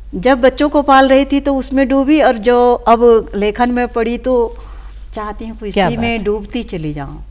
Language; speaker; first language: Hindi; non-native, local second language; Maithili